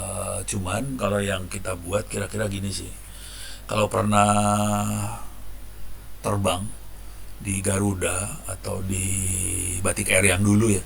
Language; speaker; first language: Indonesian; native; Indonesian